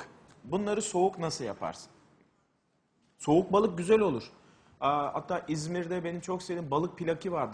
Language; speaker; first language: Turkish; native; Turkish